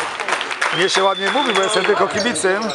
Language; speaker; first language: Polish; native; Polish